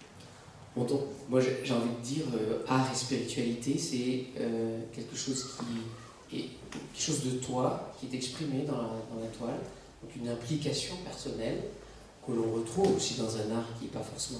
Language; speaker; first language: French; native; French